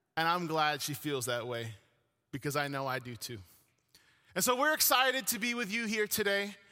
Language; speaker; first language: English; early bilingual, other home language; Arabic